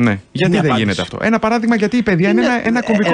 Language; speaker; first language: Greek; native; Greek